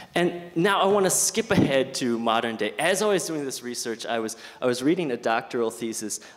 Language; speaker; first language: English; native; English